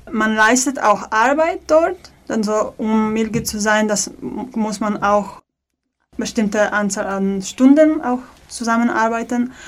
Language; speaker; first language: German; non-native, fluent; Polish